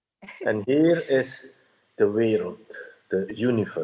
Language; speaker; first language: Dutch; non-native, fluent; Indonesian